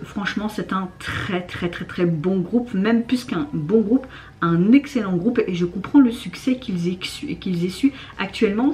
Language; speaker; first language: French; native; French